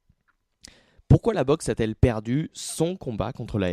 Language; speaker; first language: French; native; French